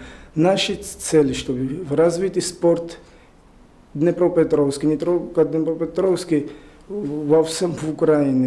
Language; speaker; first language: Russian; non-native, learner; Georgian